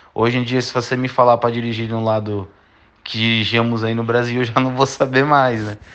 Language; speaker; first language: Portuguese; native; Portuguese